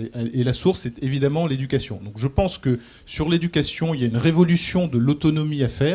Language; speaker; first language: French; native; French